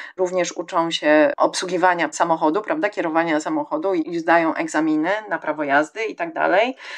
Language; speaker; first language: Polish; native; Polish